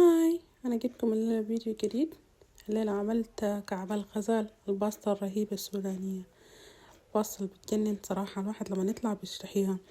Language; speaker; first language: Arabic; native; Arabic